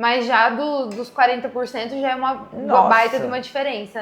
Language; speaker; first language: Portuguese; native; Portuguese